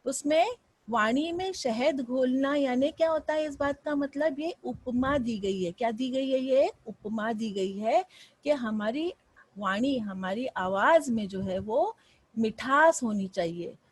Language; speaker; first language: Hindi; non-native, local second language; Marathi